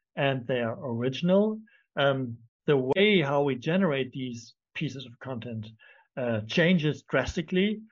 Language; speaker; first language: English; non-native, fluent; German